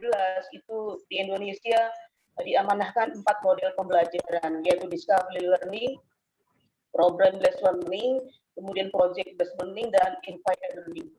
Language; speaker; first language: Indonesian; native; Indonesian